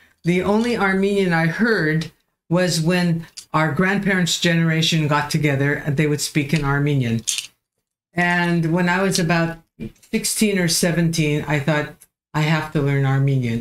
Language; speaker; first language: English; native; English